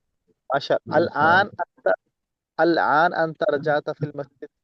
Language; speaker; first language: Arabic; non-native, learner; Urdu